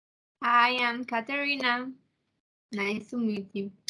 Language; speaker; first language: English; non-native, learner; Spanish